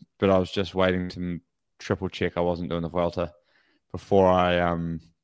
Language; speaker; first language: English; native; English